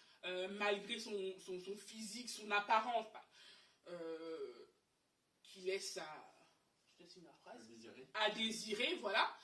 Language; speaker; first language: French; native; French